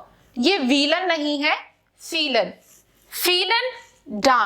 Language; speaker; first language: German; non-native, fluent; Hindi